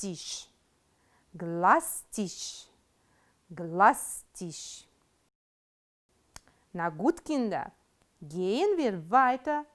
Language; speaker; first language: German; non-native, fluent; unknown